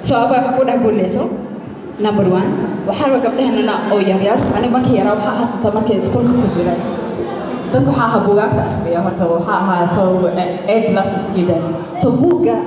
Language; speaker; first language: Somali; early bilingual, heritage; Somali